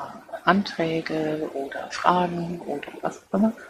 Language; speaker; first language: German; native; German